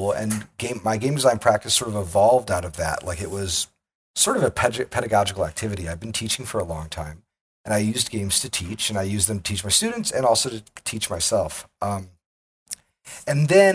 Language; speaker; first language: English; native; English